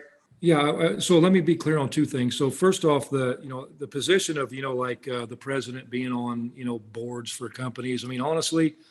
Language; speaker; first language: English; native; English